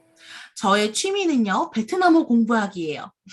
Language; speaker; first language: Korean; native; Korean